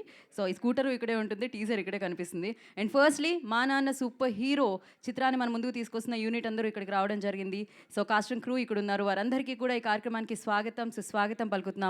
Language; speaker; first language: Telugu; native; Telugu